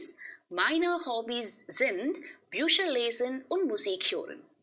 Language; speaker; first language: German; non-native, fluent; Hindi